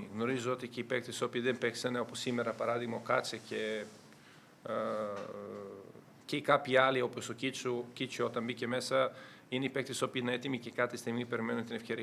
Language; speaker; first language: Greek; non-native, fluent; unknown